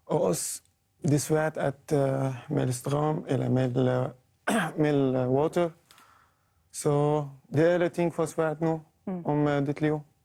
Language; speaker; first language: Danish; non-native, learner; Arabic